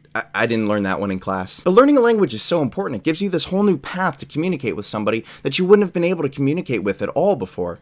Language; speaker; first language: English; native; English